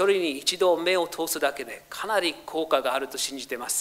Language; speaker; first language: Japanese; non-native, fluent; English